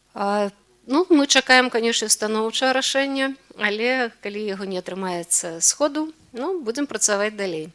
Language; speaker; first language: Belarusian; native; Belarusian